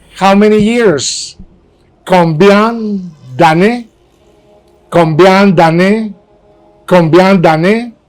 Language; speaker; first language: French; non-native, fluent; Spanish